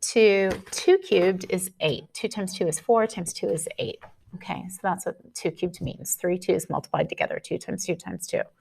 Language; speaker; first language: English; native; English